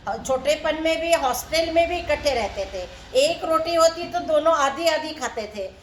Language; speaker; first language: Hindi; non-native, local second language; Marathi